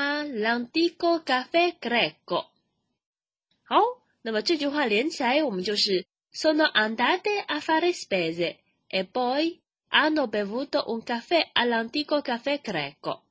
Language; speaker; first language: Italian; non-native, fluent; Chinese